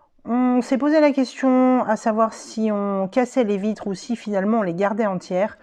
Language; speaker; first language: French; native; French